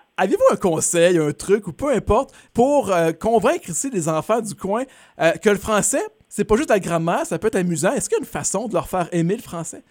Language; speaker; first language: French; native; French